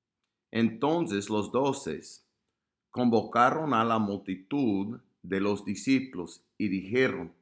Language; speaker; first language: Spanish; non-native, fluent; English